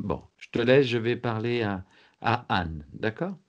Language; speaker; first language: French; native; French